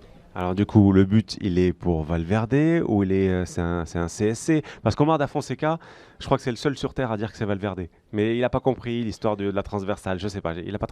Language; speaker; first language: French; native; French